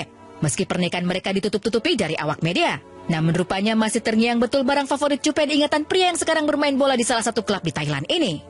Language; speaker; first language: Indonesian; native; Indonesian